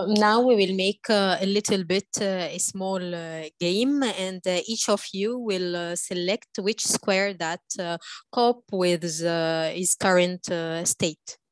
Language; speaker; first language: English; non-native, fluent; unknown